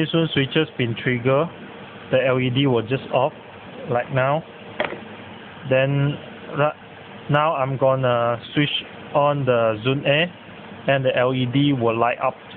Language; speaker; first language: English; non-native, local second language; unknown